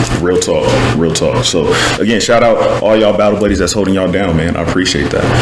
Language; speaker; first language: English; native; English